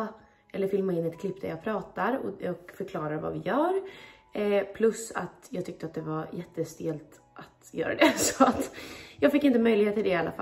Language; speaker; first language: Swedish; native; Swedish